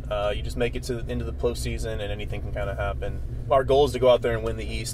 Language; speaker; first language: English; native; English